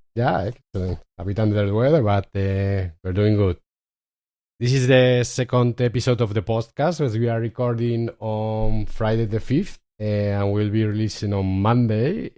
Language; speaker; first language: English; non-native, fluent; Spanish